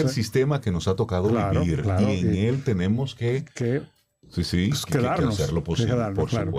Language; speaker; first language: Spanish; native; Spanish